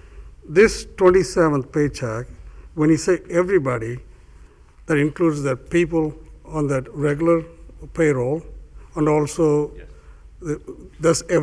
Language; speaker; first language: English; non-native, fluent; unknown